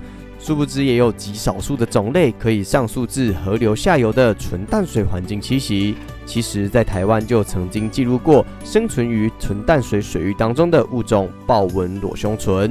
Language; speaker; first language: Chinese; native; Chinese